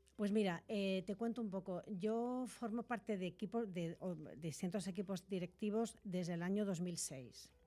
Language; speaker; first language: Spanish; native; Spanish